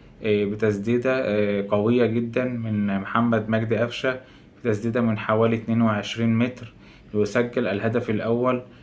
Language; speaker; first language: Arabic; native; Arabic